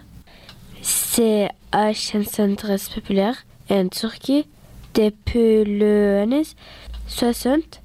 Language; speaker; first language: French; early bilingual, other home language; Turkish